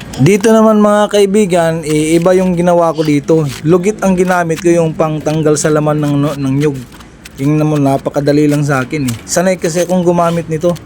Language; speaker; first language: Filipino; non-native, local second language; Cebuano